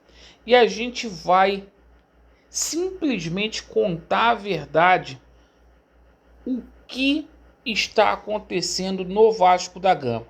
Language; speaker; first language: Portuguese; native; Portuguese